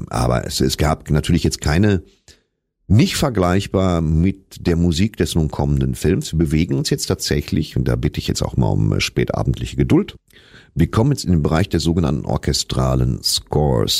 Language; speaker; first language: German; native; German